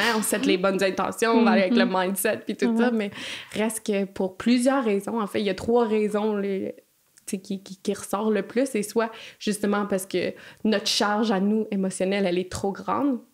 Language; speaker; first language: French; non-native, fluent; English